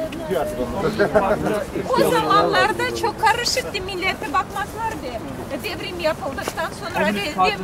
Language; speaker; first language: Turkish; non-native, fluent; Russian